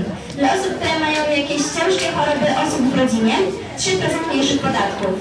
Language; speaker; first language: Polish; native; Polish